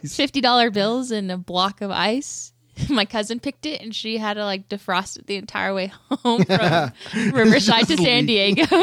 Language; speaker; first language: English; native; English